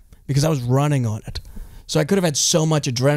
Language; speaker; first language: English; native; English